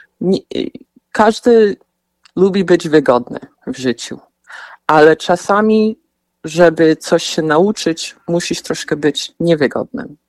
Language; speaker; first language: Polish; early bilingual, heritage; Polish